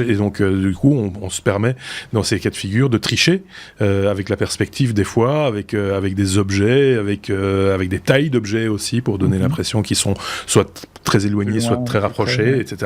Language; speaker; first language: French; native; French